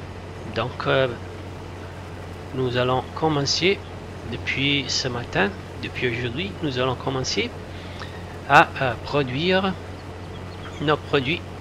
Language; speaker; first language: French; non-native, fluent; Italian